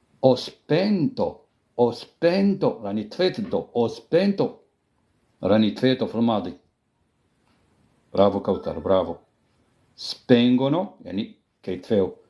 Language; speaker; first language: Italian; non-native, fluent; Arabic